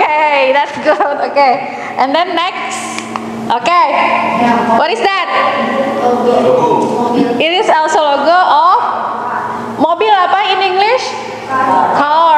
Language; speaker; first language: English; non-native, fluent; Indonesian